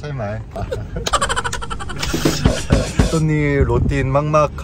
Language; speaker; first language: Thai; non-native, learner; Korean